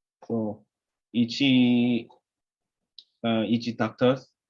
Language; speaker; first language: English; non-native, learner; Korean